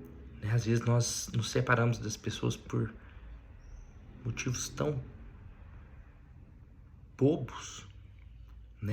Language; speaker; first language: Portuguese; native; Portuguese